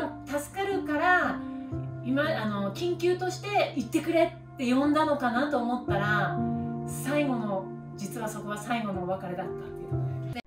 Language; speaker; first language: Japanese; native; Japanese